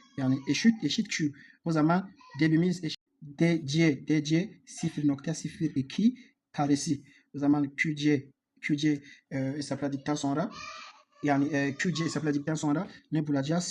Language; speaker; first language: Turkish; non-native, learner; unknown